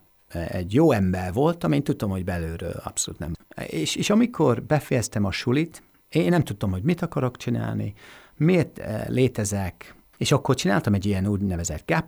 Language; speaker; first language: Hungarian; non-native, fluent; English